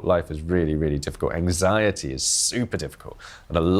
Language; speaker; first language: English; native; English